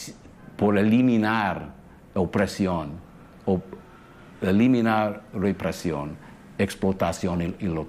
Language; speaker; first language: Spanish; early bilingual, heritage; English